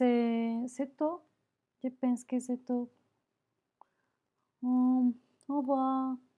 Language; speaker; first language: French; non-native, learner; Spanish